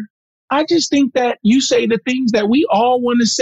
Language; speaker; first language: English; native; English